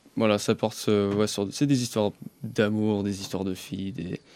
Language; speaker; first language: French; early bilingual, other home language; English